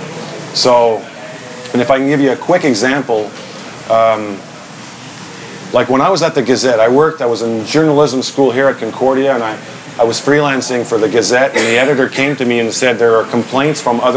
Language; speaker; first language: English; native; English